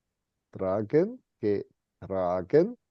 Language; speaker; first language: German; non-native, fluent; English